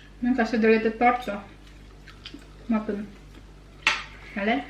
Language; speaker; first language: Swedish; non-native, learner; Indonesian